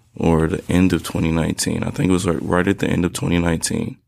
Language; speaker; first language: English; native; English